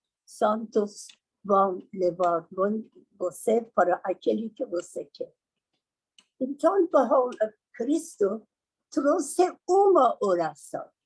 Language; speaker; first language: Portuguese; non-native, learner; Persian